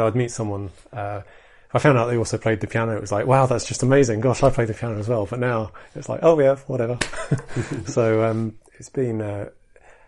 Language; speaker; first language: English; native; English